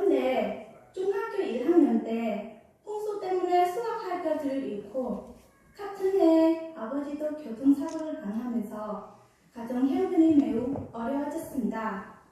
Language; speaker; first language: Korean; non-native, fluent; Khmer